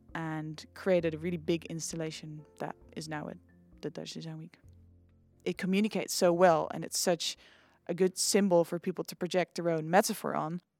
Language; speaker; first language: English; non-native, fluent; Dutch